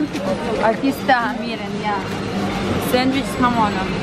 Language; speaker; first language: Spanish; non-native, learner; Ukrainian